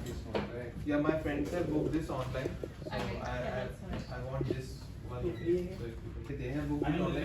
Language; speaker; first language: English; non-native, local second language; Hindi